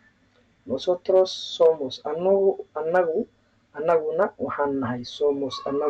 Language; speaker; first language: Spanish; non-native, learner; Somali